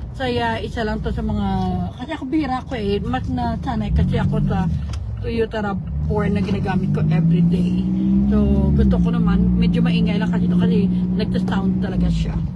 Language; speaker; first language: Filipino; native; Filipino